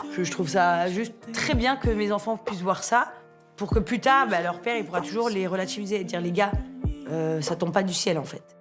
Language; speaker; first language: French; native; French